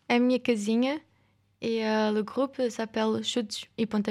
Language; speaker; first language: French; non-native, fluent; Portuguese